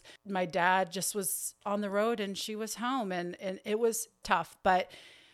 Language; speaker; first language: English; native; English